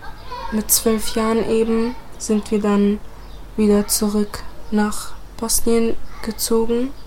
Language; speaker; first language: German; early bilingual, other home language; Bosnian